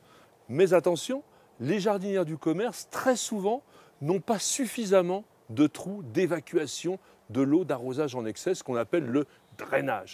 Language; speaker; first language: French; native; French